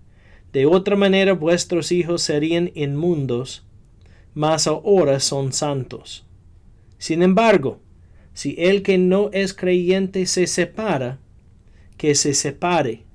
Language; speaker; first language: Spanish; non-native, fluent; English